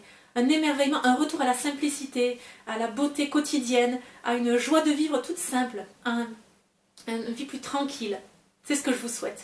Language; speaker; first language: French; native; French